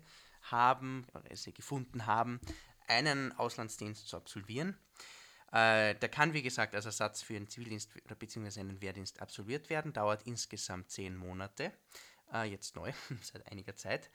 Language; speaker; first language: German; native; German